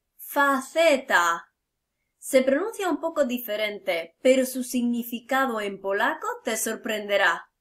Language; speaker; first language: Spanish; native; Spanish